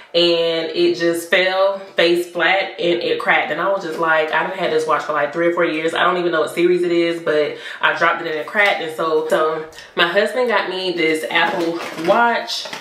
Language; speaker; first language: English; native; English